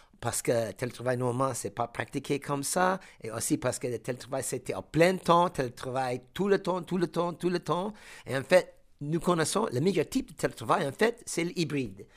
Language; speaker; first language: French; non-native, fluent; English